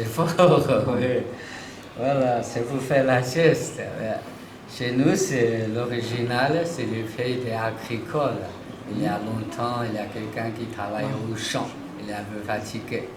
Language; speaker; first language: French; non-native, learner; Chinese